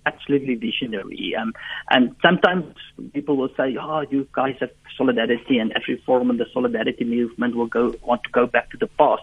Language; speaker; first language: English; non-native, local second language; Afrikaans